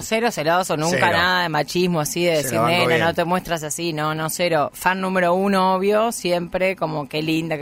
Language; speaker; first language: Spanish; native; Spanish